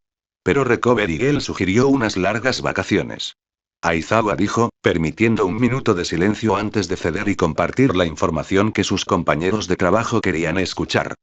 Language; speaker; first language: Spanish; native; Spanish